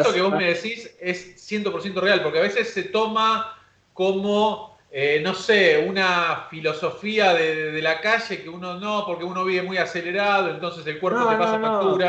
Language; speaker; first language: Spanish; native; Spanish